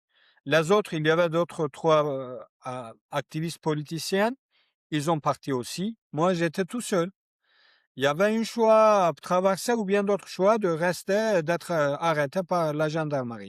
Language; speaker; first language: French; non-native, learner; Kurdish